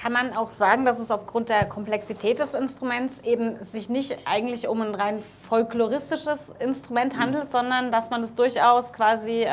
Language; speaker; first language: German; native; German